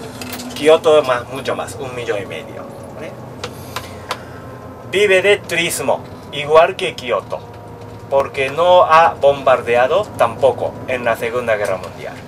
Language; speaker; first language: Spanish; non-native, learner; Japanese